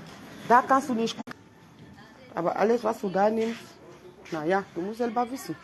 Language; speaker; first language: German; non-native, fluent; French